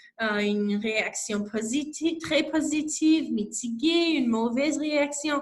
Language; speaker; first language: French; non-native, local second language; English